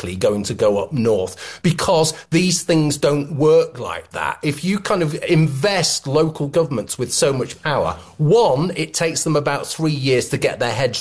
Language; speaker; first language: English; native; English